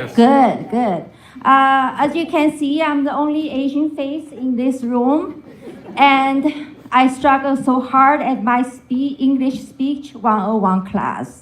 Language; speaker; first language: English; non-native, fluent; Chinese